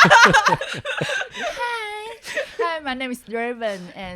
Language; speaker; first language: English; non-native, learner; Chinese